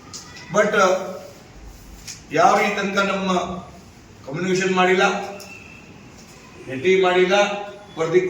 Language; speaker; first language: Kannada; non-native, local second language; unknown